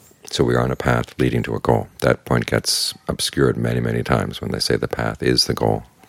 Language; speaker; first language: English; native; English